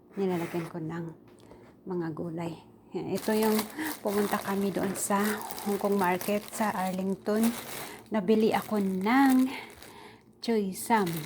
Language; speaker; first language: Filipino; native; Filipino